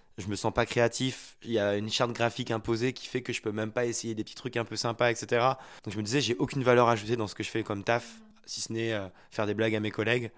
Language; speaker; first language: French; native; French